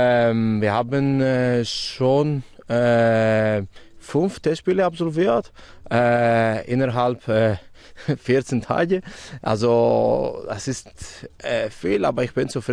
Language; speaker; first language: German; non-native, fluent; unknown